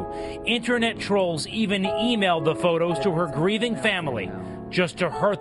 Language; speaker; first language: English; native; English